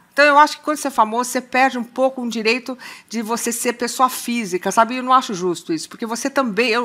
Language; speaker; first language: Portuguese; native; Portuguese